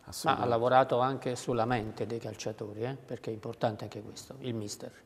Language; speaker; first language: Italian; native; Italian